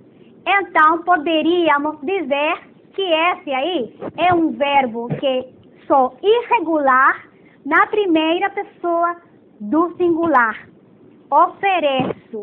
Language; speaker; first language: Portuguese; non-native, fluent; Spanish